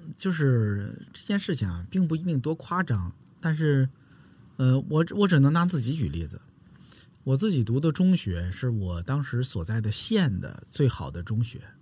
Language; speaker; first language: Chinese; native; Chinese